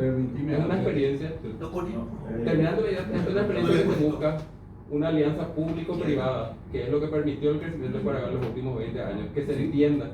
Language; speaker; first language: Spanish; native; Spanish